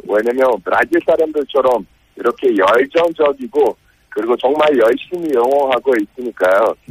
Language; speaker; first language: Korean; non-native, fluent; Portuguese